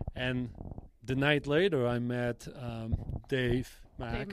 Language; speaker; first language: English; non-native, fluent; Polish